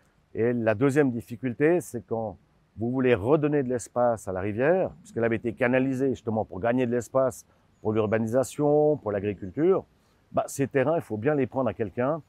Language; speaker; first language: French; native; French